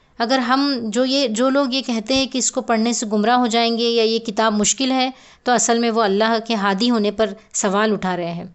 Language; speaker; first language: Urdu; native; Urdu